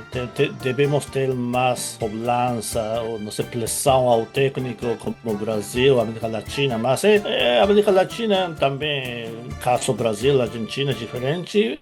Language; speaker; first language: Portuguese; non-native, fluent; Japanese